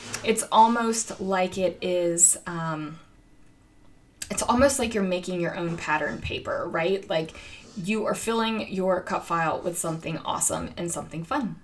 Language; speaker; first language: English; native; English